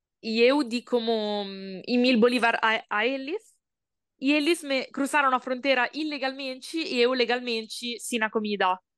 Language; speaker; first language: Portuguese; non-native, learner; Italian